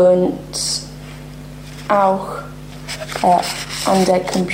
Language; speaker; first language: German; non-native, learner; English